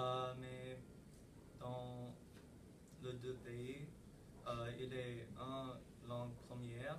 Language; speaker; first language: French; non-native, learner; English